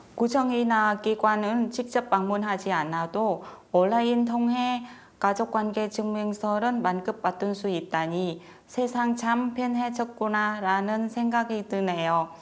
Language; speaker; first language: Korean; non-native, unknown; Vietnamese